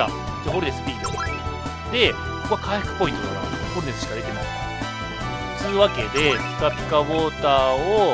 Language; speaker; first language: Japanese; native; Japanese